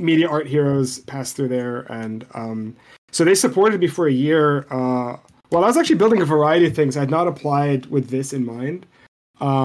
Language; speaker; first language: English; non-native, fluent; Arabic